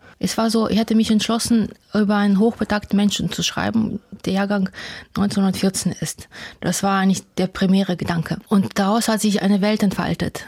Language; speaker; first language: German; non-native, fluent; Russian